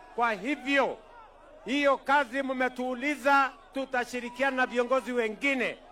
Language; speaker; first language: Swahili; non-native, local second language; Kalenjin